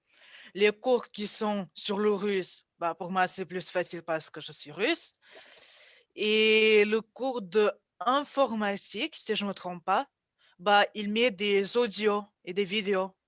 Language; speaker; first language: French; non-native, fluent; Russian